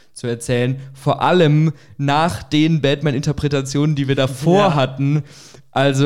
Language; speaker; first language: German; native; German